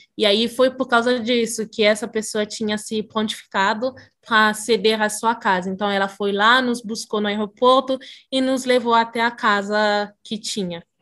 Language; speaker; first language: Portuguese; early bilingual, other home language; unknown